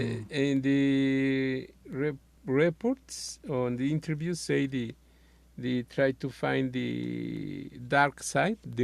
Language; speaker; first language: English; non-native, learner; Spanish